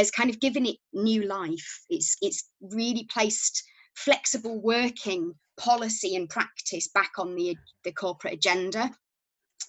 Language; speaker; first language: English; native; English